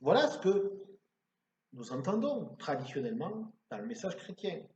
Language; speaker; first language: French; native; French